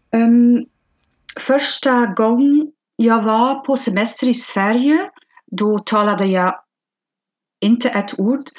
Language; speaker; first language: Swedish; non-native, fluent; Dutch